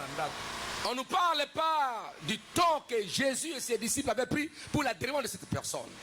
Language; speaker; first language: French; non-native, local second language; Lingala